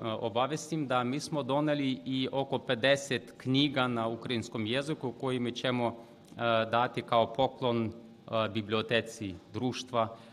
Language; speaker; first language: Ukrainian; native; Ukrainian